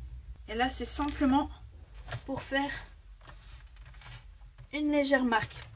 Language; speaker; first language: French; native; French